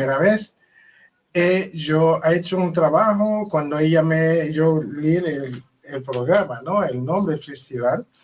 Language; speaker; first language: Spanish; non-native, fluent; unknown